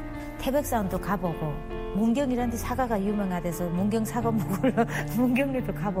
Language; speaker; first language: Korean; native; Korean